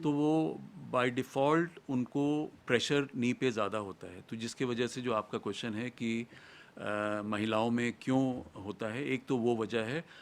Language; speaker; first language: Hindi; native; Hindi